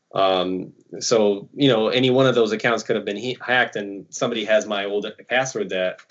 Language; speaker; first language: English; early bilingual, other home language; Ukrainian